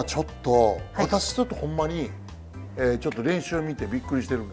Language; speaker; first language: Japanese; native; Japanese